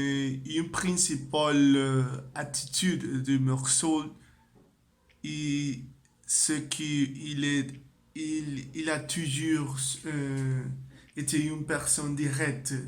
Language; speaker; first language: French; non-native, learner; Spanish